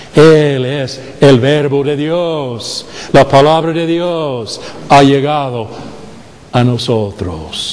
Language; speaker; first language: Spanish; non-native, fluent; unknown